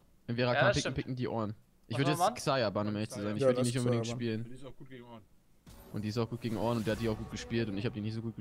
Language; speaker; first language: German; native; German